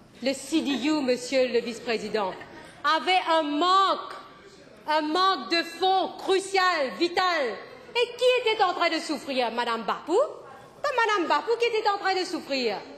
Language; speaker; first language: French; non-native, local second language; Morisyen